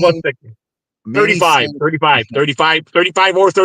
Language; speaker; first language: English; native; English